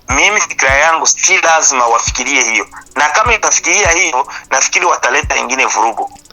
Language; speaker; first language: Swahili; native; Swahili